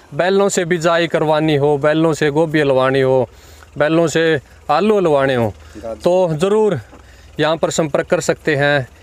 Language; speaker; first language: Hindi; native; Hindi